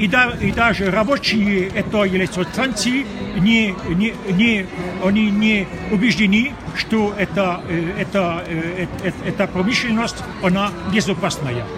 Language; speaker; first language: Russian; non-native, fluent; French